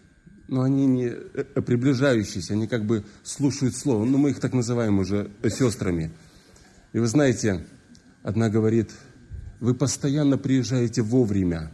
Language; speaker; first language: Russian; native; Russian